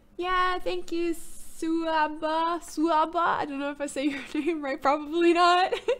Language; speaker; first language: English; native; English